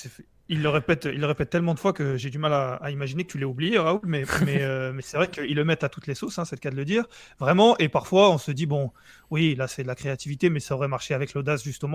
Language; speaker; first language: French; native; French